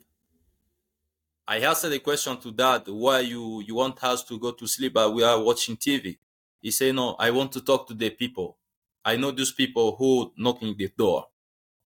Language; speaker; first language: English; non-native, learner; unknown